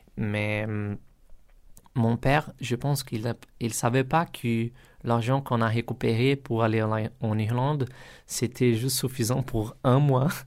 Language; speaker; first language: French; non-native, learner; Portuguese